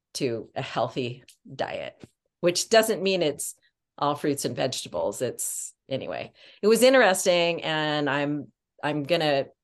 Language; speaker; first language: English; native; English